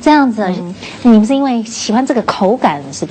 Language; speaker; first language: Chinese; non-native, fluent; English